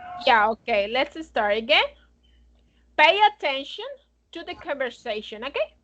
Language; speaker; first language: English; non-native, fluent; Spanish